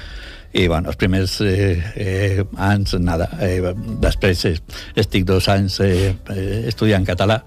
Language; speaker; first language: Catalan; non-native, learner; Spanish